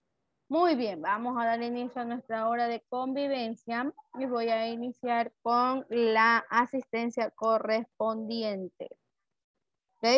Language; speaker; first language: Spanish; native; Spanish